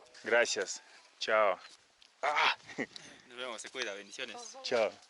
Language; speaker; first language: Spanish; non-native, learner; Russian